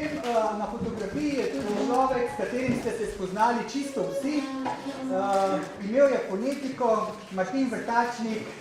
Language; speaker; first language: Slovenian; native; Slovenian